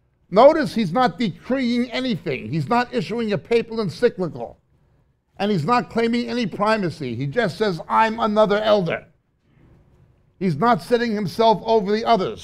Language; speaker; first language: English; native; English